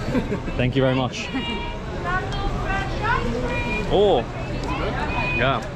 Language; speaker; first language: English; native; English